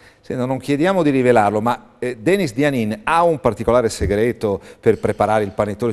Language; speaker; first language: Italian; native; Italian